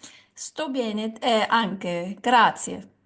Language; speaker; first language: Italian; non-native, learner; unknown